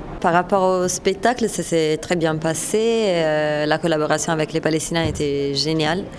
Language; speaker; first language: French; non-native, fluent; Italian